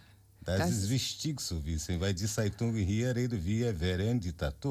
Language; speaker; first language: German; non-native, learner; Portuguese